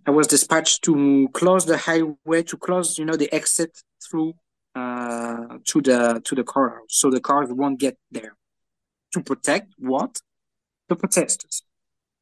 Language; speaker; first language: English; non-native, fluent; French